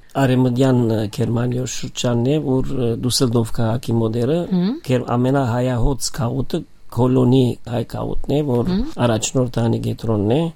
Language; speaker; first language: Armenian; native; Armenian